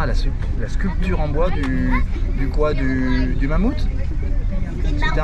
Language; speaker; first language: French; native; French